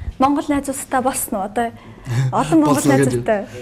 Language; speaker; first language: Mongolian; native; Mongolian